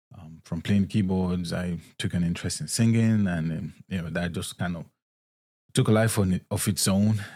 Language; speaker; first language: English; non-native, local second language; Yoruba